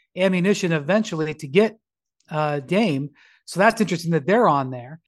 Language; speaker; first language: English; native; English